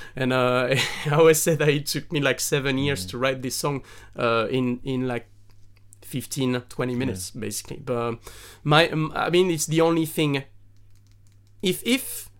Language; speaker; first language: English; non-native, fluent; French